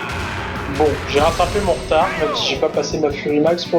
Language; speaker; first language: French; native; French